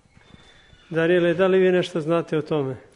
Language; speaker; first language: Serbian; native; Serbian